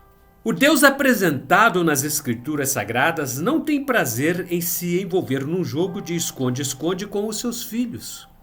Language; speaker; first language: Portuguese; native; Portuguese